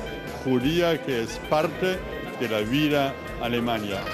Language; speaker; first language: Spanish; non-native, fluent; German